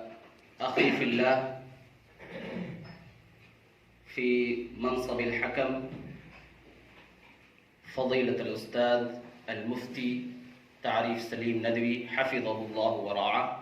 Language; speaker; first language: Arabic; non-native, fluent; Urdu